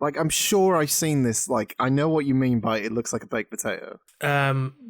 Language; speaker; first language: English; native; English